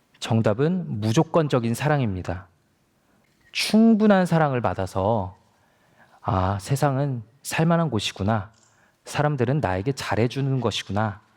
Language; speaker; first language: Korean; native; Korean